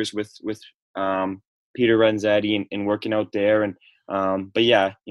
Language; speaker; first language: English; native; English